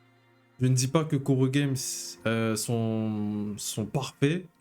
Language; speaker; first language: French; native; French